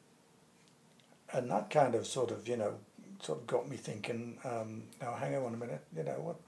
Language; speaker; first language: English; native; English